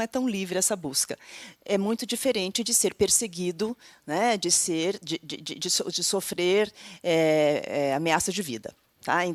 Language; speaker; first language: Portuguese; native; Portuguese